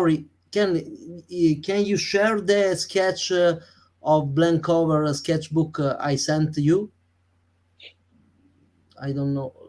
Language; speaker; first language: English; non-native, learner; Italian